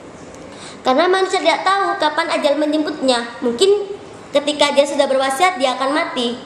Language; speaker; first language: Indonesian; native; Indonesian